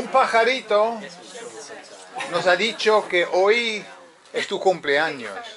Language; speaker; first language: Spanish; native; Spanish